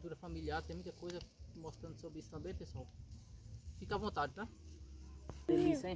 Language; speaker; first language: Portuguese; native; Portuguese